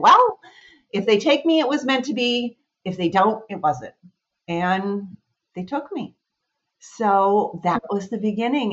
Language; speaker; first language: English; native; English